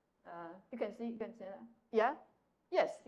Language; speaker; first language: English; non-native, fluent; Chinese